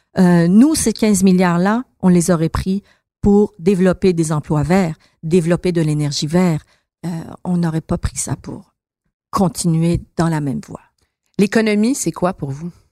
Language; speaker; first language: French; early bilingual, other home language; Persian